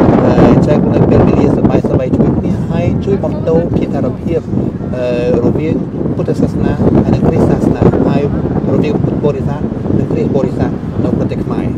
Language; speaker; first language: Khmer; non-native, fluent; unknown